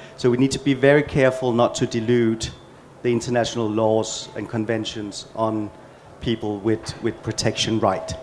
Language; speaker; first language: English; non-native, fluent; Danish